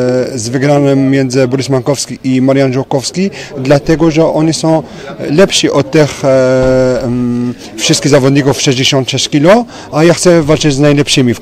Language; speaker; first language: Polish; non-native, fluent; French